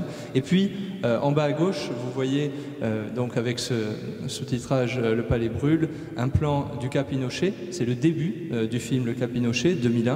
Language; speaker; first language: French; native; French